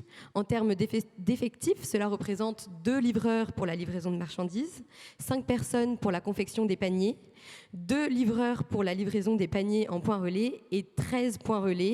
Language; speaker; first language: French; native; French